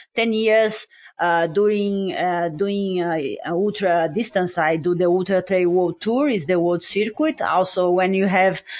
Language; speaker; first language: English; non-native, learner; Portuguese